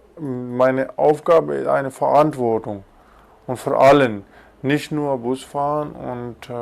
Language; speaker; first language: German; non-native, fluent; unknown